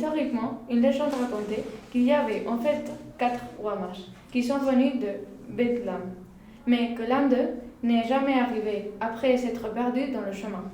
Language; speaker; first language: French; non-native, local second language; Spanish